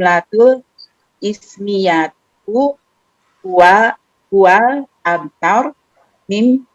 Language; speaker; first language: Arabic; non-native, learner; Indonesian